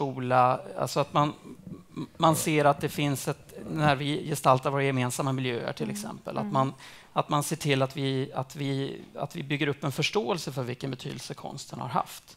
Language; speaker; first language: Swedish; native; Swedish